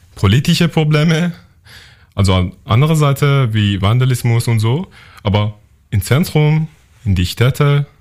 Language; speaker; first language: German; non-native, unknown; Persian